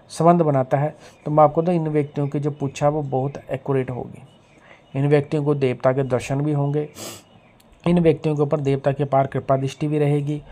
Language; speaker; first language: Hindi; native; Hindi